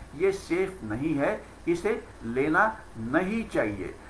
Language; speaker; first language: Hindi; non-native, local second language; Marathi